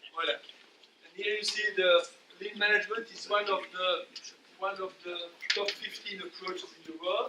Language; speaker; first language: English; non-native, fluent; French